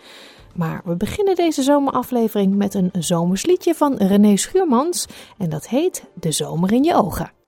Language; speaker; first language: Dutch; native; Dutch